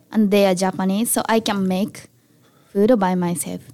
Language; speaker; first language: English; non-native, learner; Japanese